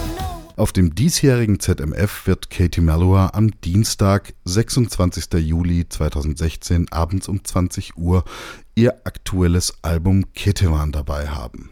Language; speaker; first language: German; native; German